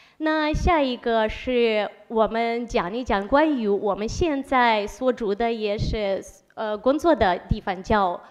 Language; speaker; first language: Chinese; non-native, fluent; Ukrainian